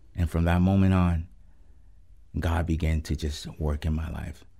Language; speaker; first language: English; early bilingual, other home language; Spanish